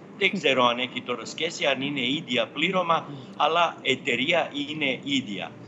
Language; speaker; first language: Greek; native; Greek